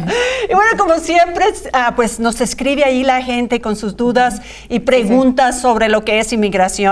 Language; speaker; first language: Spanish; native; Spanish